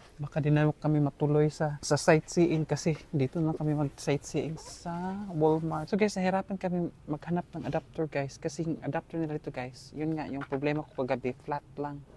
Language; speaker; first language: Filipino; native; Filipino